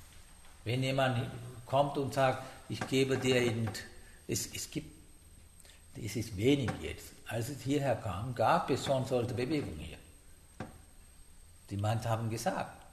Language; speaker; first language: German; non-native, learner; Sinhala